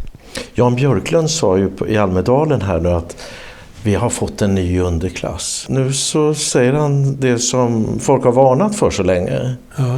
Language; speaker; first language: Swedish; native; Swedish